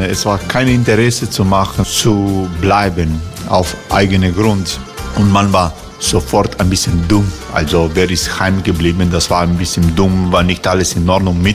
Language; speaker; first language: German; non-native, learner; Croatian